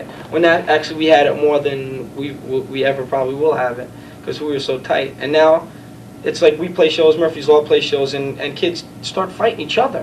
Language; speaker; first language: English; native; English